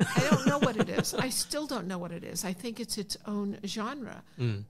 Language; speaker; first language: English; native; English